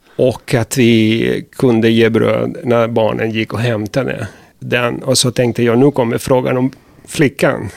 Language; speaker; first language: Swedish; non-native, fluent; Spanish